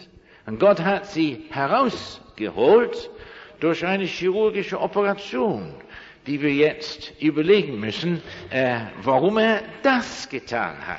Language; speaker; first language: German; non-native, fluent; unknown